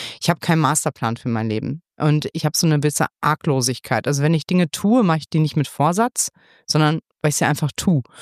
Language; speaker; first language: German; native; German